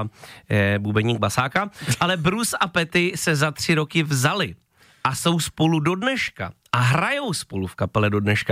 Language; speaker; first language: Czech; native; Czech